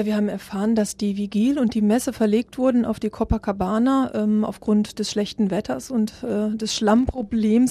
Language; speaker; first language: German; native; German